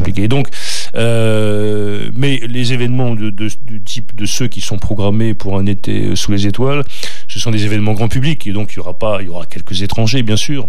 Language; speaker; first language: French; native; French